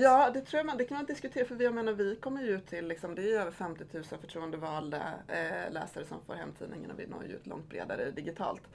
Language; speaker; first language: Swedish; native; Swedish